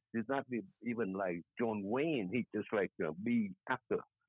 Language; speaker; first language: English; non-native, fluent; Vietnamese